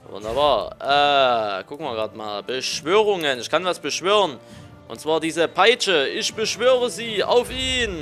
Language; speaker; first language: German; native; German